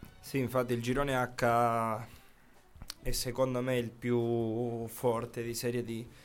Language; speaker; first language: Italian; non-native, fluent; Spanish